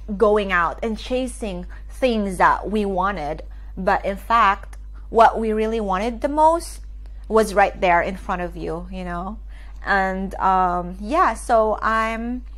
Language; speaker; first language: English; non-native, local second language; Filipino